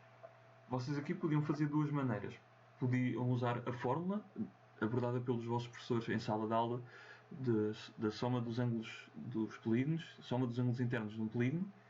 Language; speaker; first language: Portuguese; native; Portuguese